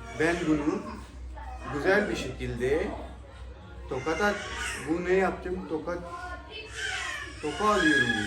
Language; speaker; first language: Turkish; non-native, learner; Urdu